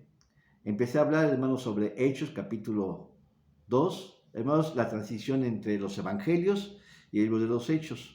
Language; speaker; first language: Spanish; native; Spanish